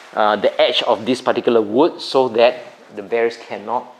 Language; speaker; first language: English; non-native, local second language; Min Nan Chinese